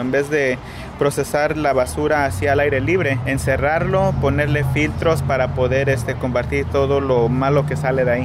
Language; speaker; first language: Spanish; early bilingual, heritage; Spanish